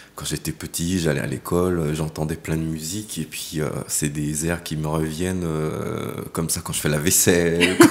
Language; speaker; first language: French; native; French